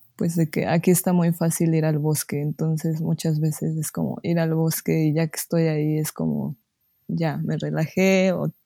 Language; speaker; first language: Spanish; native; Spanish